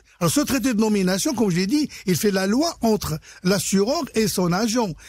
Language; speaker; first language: French; non-native, local second language; Arabic